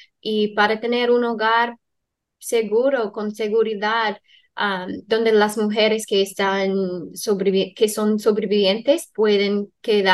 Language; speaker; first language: Spanish; non-native, fluent; English